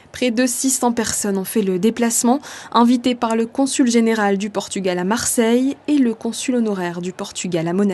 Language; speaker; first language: French; native; French